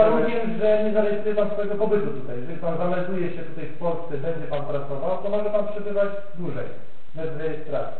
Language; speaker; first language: Polish; native; Polish